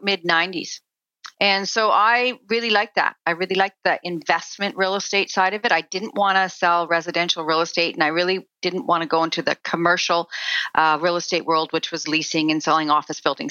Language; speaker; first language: English; native; English